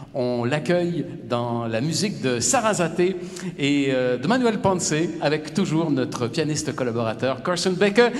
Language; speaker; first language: French; native; French